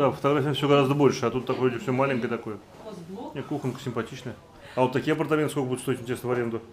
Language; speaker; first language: Russian; native; Russian